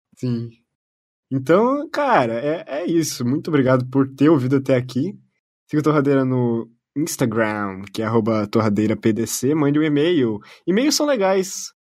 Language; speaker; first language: Portuguese; native; Portuguese